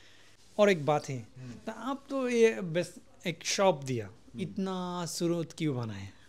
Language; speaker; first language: Hindi; non-native, learner; Bangla